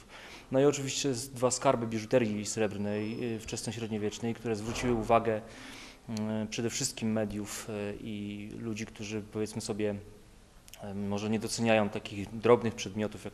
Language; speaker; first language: Polish; native; Polish